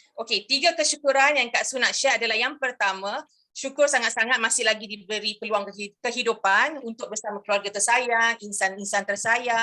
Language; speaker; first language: Malay; native; Malay